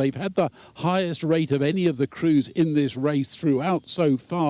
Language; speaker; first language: English; native; English